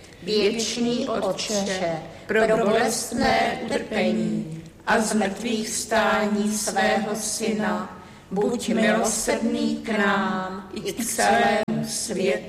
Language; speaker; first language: Czech; native; Czech